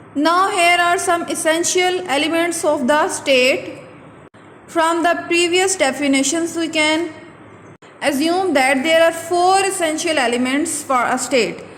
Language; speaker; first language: English; non-native, local second language; Urdu